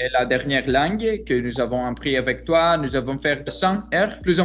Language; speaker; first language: French; non-native, learner; Greek